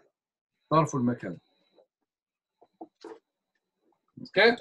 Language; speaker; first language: Arabic; non-native, fluent; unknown